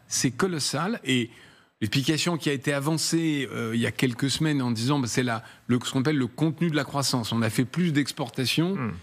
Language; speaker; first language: French; native; French